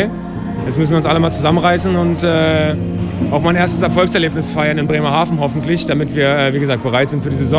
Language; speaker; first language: German; native; German